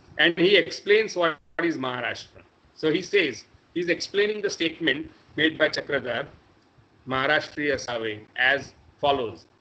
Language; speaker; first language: English; non-native, local second language; Marathi